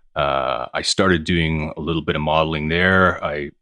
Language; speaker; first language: English; native; English